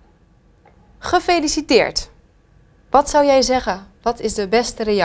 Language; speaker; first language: Dutch; native; Dutch